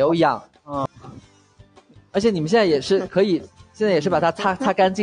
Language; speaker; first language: Chinese; native; Chinese